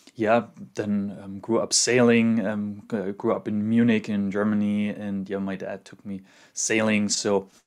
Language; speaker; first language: English; non-native, fluent; German